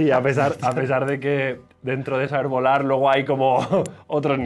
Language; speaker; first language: Spanish; native; Spanish